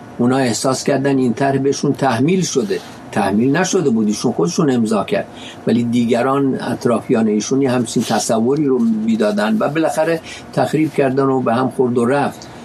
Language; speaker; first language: Persian; non-native, local second language; Central Kurdish